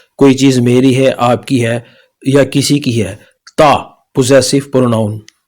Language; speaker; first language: Urdu; native; Urdu